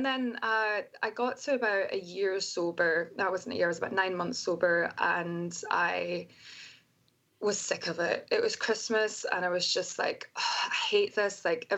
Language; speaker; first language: English; native; English